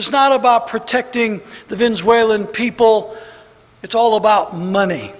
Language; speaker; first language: English; native; English